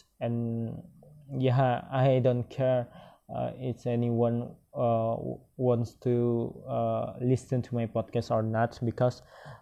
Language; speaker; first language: English; non-native, learner; Minangkabau